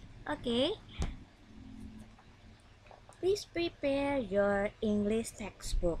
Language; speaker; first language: English; non-native, fluent; Indonesian